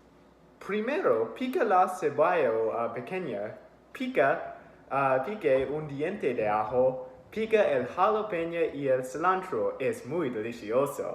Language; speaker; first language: Spanish; non-native, learner; English